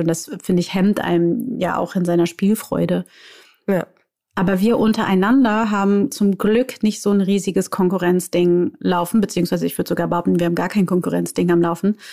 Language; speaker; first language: German; native; German